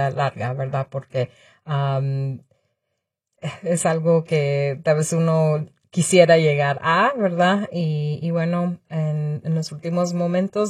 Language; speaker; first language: Spanish; early bilingual, heritage; Spanish